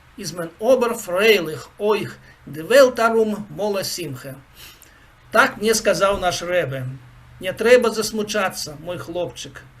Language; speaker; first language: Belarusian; non-native, local second language; Russian